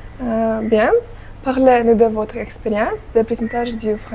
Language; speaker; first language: French; non-native, learner; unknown